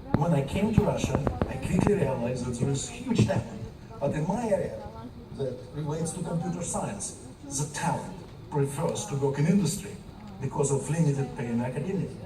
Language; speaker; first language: English; non-native, fluent; Russian